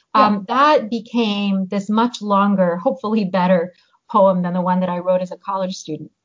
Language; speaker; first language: English; early bilingual, other home language; Hungarian